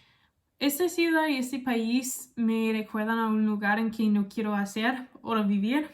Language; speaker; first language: Spanish; non-native, learner; English